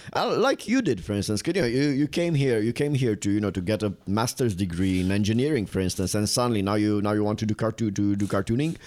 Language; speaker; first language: English; non-native, fluent; Romanian